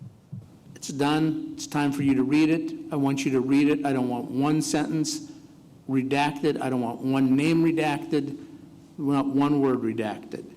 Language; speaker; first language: English; native; English